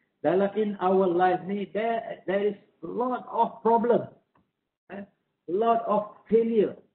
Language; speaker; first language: English; non-native, local second language; Malay